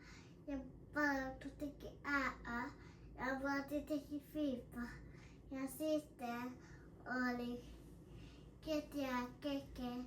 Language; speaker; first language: Finnish; early bilingual, other home language; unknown